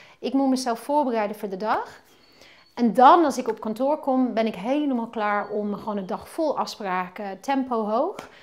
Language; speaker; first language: Dutch; non-native, fluent; English